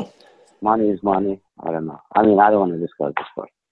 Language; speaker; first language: English; non-native, fluent; Ukrainian